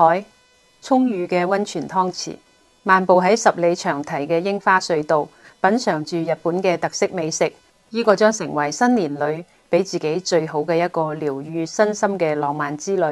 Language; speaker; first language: Chinese; non-native, local second language; Cantonese